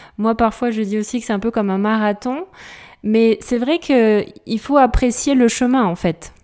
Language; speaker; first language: French; native; French